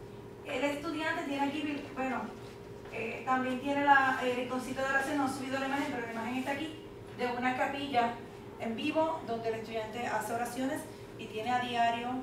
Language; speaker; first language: Spanish; native; Spanish